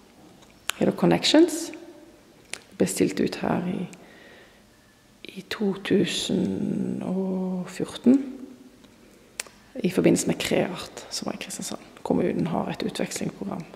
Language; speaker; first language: Norwegian; non-native, fluent; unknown